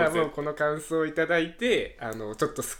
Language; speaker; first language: Japanese; native; Japanese